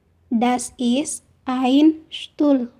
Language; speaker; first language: German; non-native, fluent; Indonesian